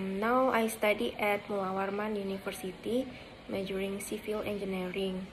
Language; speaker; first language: English; non-native, learner; Indonesian